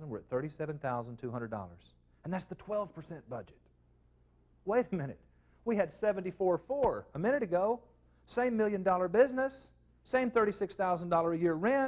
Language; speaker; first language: English; native; English